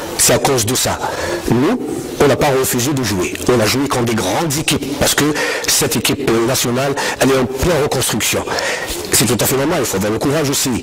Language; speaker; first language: French; non-native, local second language; Arabic